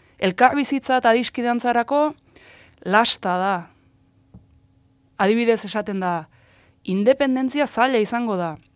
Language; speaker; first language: Basque; native; Basque